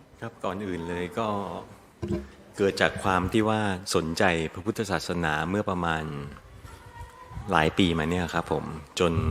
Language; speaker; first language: Thai; native; Thai